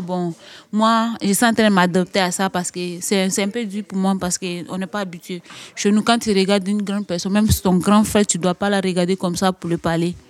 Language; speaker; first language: French; non-native, learner; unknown